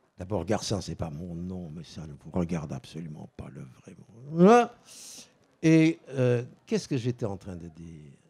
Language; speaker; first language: French; early bilingual, other home language; Dutch